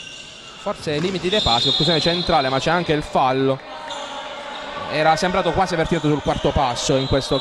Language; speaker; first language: Italian; native; Italian